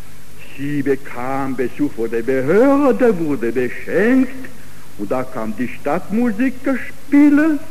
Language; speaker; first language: German; non-native, fluent; Italian